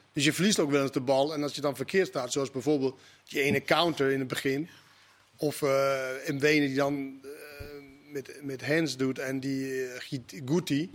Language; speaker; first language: Dutch; native; Dutch